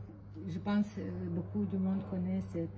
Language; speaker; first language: French; non-native, learner; Ukrainian